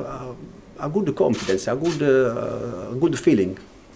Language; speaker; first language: English; non-native, learner; Italian